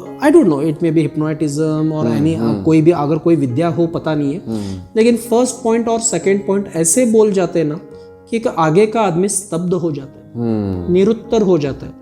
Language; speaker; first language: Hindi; non-native, local second language; Marathi